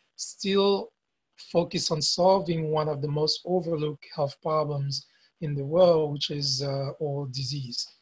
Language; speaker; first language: English; non-native, fluent; Haitian Creole